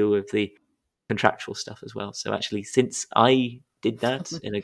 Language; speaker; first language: English; native; English